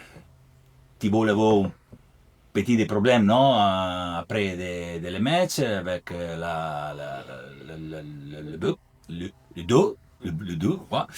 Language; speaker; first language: French; non-native, learner; Italian